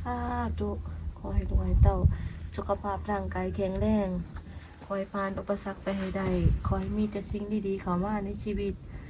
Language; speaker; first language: Thai; native; Thai